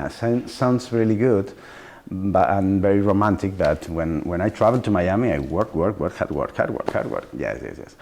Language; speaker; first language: English; non-native, learner; Spanish